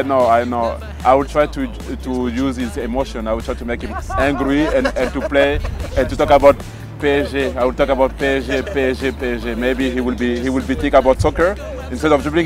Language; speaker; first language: English; non-native, fluent; French